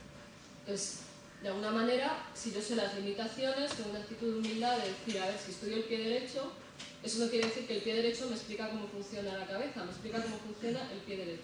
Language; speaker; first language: Spanish; native; Spanish